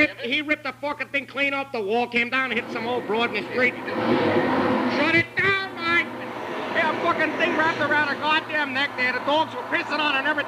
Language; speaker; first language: English; native; English